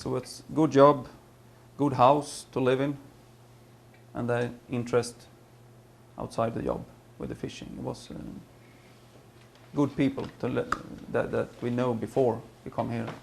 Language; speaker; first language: English; non-native, learner; Swedish